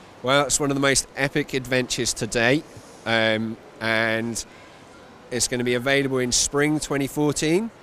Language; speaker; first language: English; native; English